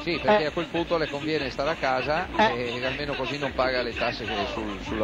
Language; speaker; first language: Italian; native; Italian